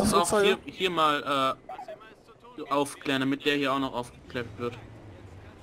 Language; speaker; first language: German; native; German